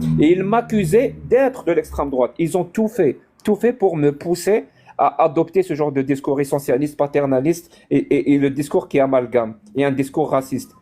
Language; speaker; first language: French; non-native, local second language; Arabic